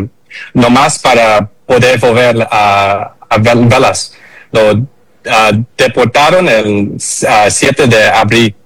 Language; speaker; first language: Spanish; early bilingual, heritage; English